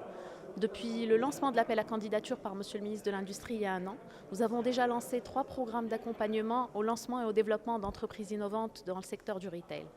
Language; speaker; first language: French; non-native, local second language; Arabic